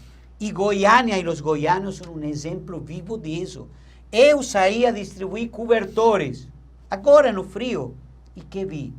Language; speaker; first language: Portuguese; non-native, learner; Spanish